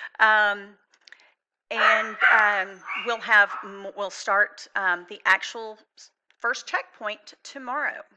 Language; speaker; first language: English; native; English